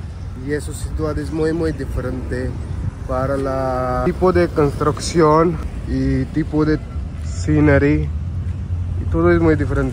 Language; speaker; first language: Spanish; non-native, learner; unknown